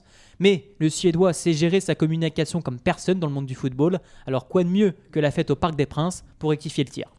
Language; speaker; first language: French; native; French